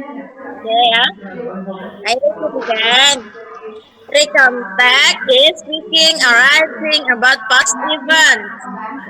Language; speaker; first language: English; non-native, learner; Indonesian